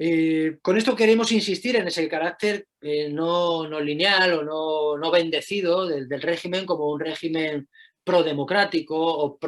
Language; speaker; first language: Spanish; native; Spanish